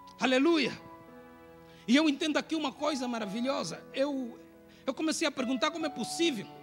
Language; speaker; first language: Portuguese; native; Portuguese